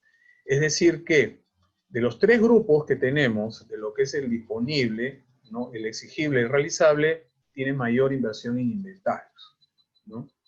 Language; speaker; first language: Spanish; native; Spanish